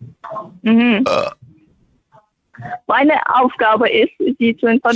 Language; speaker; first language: German; non-native, learner; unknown